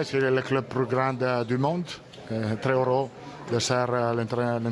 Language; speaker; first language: French; non-native, learner; Italian